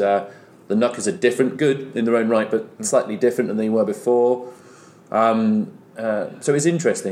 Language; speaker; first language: English; native; English